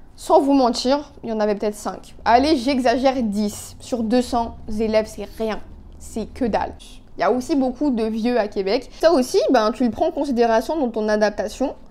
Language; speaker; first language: French; non-native, local second language; Arabic